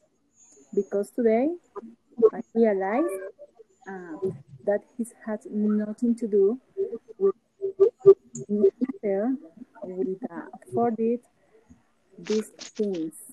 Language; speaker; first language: English; non-native, fluent; Spanish